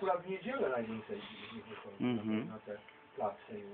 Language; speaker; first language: Polish; native; Polish